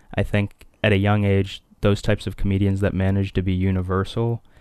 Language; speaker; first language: English; early bilingual, other home language; Hindi